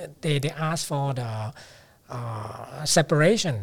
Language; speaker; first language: English; non-native, fluent; Thai